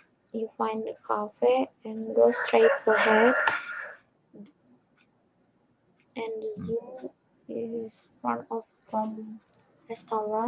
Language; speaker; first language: English; non-native, learner; Indonesian